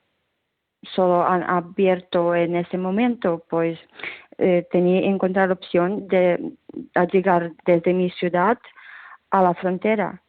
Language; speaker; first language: Spanish; non-native, fluent; Ukrainian